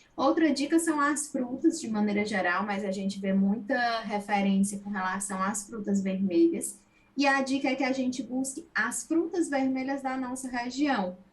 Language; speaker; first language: Portuguese; native; Portuguese